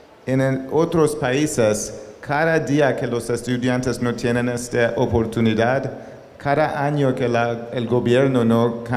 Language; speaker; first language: Spanish; non-native, learner; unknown